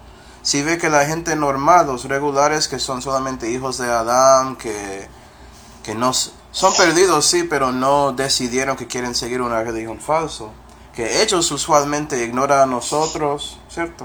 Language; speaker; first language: Spanish; non-native, fluent; English